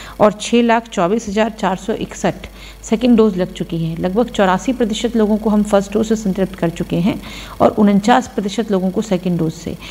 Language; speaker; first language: Hindi; native; Hindi